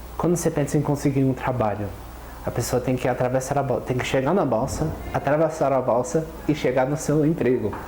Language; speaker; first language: Portuguese; non-native, fluent; English